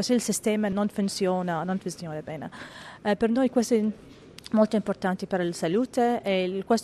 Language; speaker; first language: Italian; non-native, learner; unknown